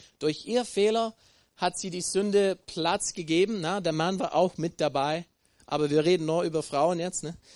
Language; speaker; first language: German; non-native, fluent; English